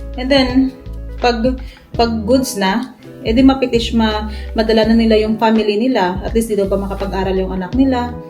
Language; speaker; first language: Filipino; native; Filipino